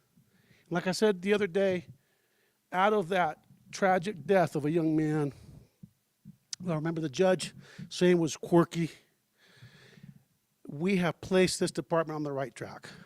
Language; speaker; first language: English; early bilingual, heritage; Spanish